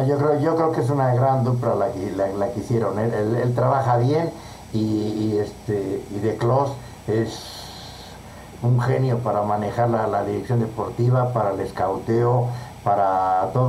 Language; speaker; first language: Spanish; native; Spanish